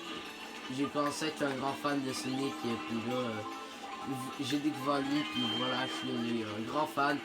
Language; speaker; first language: French; native; French